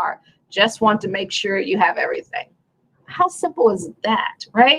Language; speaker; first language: English; native; English